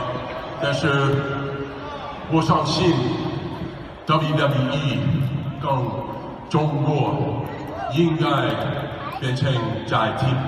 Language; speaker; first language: Chinese; non-native, learner; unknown